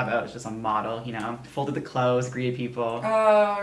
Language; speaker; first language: English; native; English